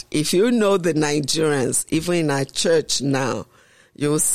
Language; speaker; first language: English; non-native, local second language; Yoruba